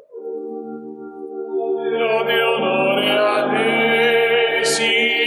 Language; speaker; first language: Italian; native; Italian